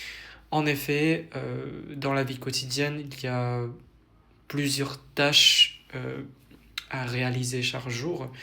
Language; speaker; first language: French; non-native, fluent; Vietnamese